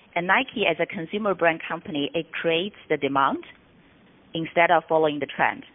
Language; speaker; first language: English; non-native, fluent; Chinese